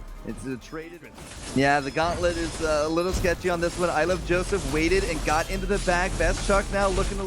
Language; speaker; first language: English; native; English